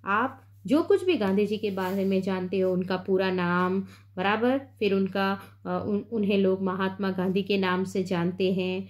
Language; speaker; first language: Hindi; non-native, local second language; Gujarati